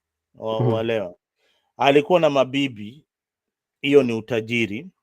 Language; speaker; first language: Swahili; non-native, local second language; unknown